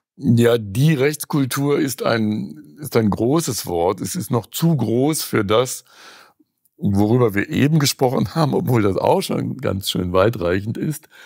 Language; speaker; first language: German; native; German